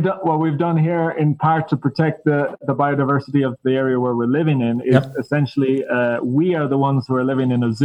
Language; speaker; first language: English; native; English